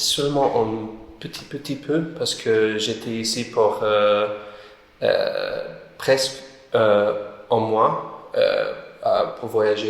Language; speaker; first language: French; non-native, learner; English